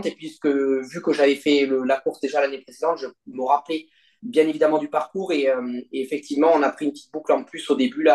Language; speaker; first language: French; native; French